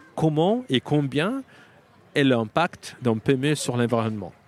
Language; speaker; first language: French; non-native, fluent; Portuguese